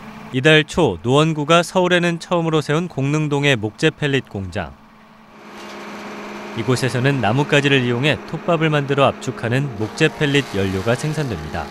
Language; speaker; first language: Korean; native; Korean